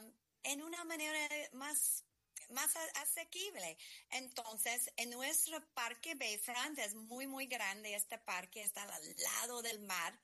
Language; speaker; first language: Spanish; non-native, fluent; English